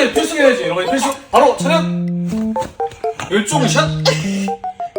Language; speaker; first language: Korean; native; Korean